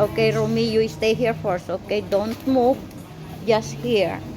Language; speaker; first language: English; non-native, local second language; Filipino